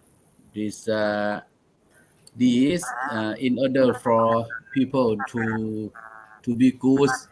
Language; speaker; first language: English; non-native, learner; Thai